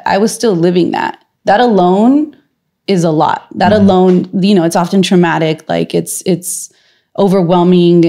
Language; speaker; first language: English; native; English